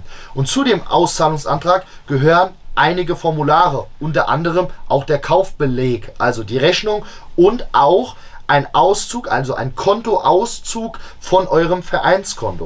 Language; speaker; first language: German; native; German